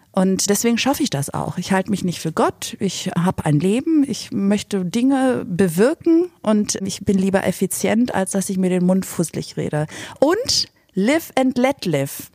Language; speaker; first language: German; native; German